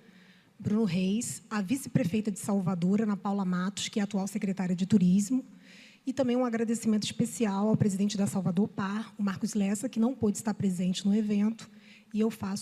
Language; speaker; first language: Portuguese; native; Portuguese